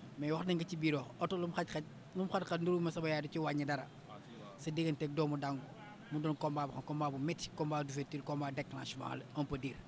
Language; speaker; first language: Wolof; native; Wolof